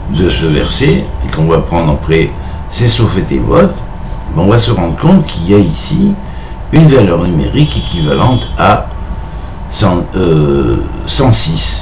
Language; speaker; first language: French; native; French